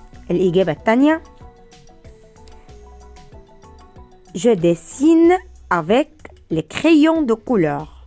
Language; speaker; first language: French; non-native, fluent; Arabic